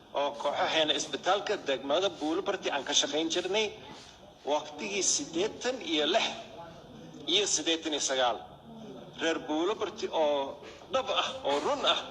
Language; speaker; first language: Somali; non-native, fluent; English